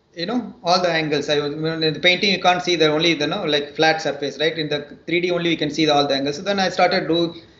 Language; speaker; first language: English; non-native, local second language; Tamil